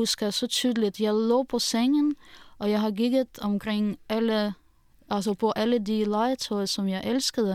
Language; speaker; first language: Danish; non-native, fluent; Russian